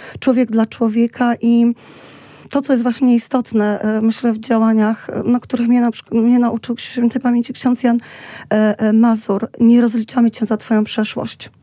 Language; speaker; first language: Polish; native; Polish